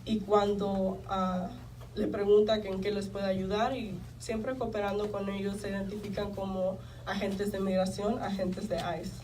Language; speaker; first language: Spanish; early bilingual, heritage; Spanish